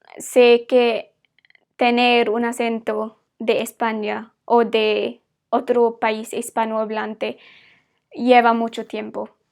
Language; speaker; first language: Spanish; non-native, fluent; English